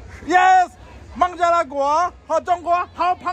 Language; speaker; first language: Chinese; non-native, learner; Bangla